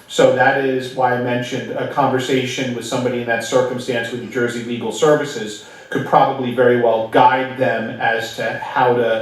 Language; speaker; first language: English; native; English